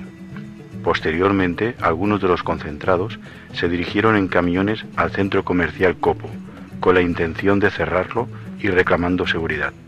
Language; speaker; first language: Spanish; native; Spanish